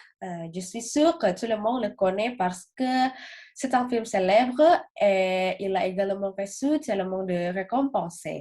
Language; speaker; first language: French; non-native, learner; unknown